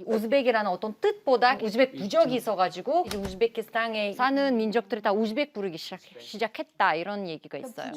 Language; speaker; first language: Korean; non-native, fluent; Uzbek